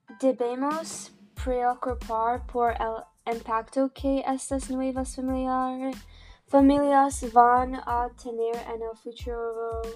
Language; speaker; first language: Spanish; non-native, learner; English